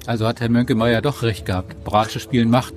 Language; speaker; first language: German; native; German